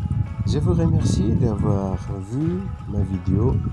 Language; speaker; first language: French; non-native, fluent; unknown